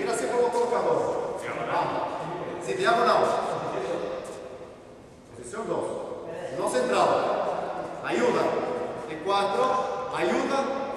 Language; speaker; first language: Spanish; non-native, learner; Portuguese